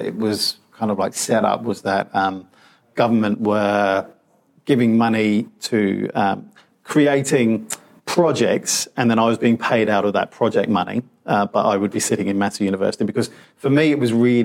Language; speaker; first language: English; non-native, local second language; Punjabi